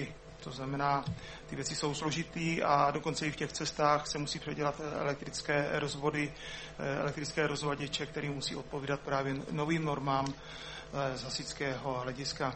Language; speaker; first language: Czech; native; Czech